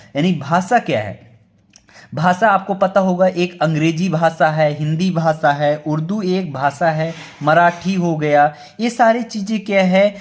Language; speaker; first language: Hindi; native; Hindi